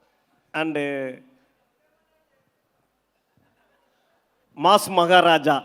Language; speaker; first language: Telugu; non-native, fluent; Tamil